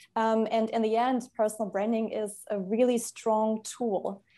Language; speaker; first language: English; non-native, fluent; German